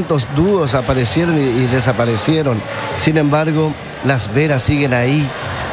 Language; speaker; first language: Spanish; non-native, local second language; Guarani